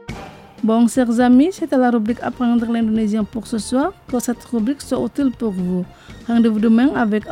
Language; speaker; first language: French; non-native, fluent; Indonesian